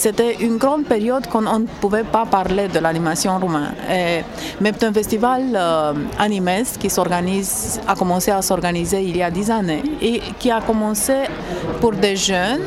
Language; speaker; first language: French; non-native, fluent; Romanian